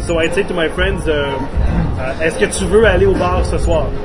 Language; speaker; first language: French; native; French